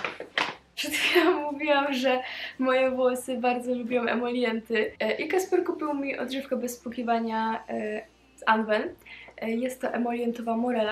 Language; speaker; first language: Polish; native; Polish